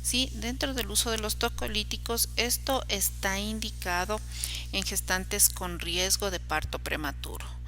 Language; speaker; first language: Spanish; native; Spanish